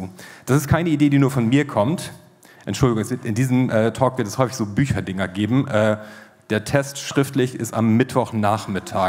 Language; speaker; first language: German; native; German